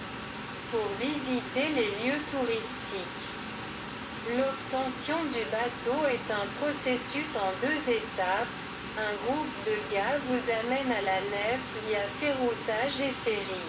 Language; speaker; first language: French; non-native, local second language; Haitian Creole